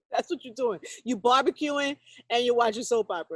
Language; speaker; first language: English; native; English